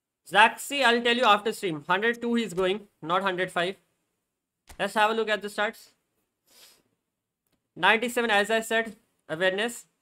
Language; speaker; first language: English; non-native, local second language; Hindi